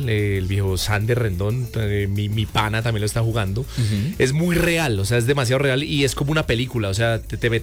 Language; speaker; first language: Spanish; native; Spanish